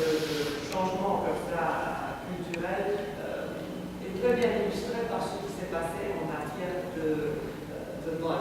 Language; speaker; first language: French; non-native, fluent; Romanian